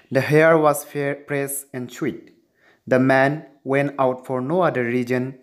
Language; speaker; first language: English; non-native, local second language; Assamese